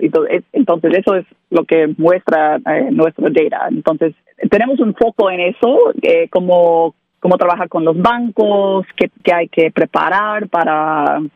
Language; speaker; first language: Spanish; non-native, learner; English